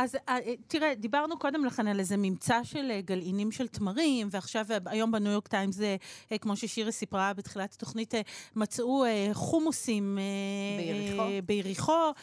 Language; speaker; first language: Hebrew; native; Hebrew